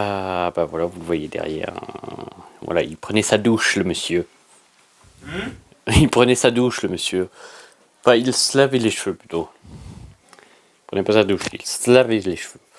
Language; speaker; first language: French; native; French